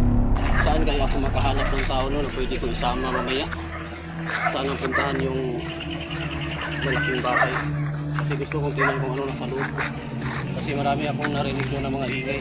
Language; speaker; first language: Filipino; non-native, local second language; Cebuano